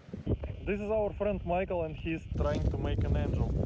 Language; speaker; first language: English; non-native, learner; Russian